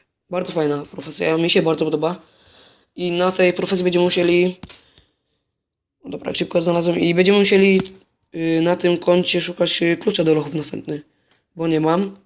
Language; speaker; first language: Polish; native; Polish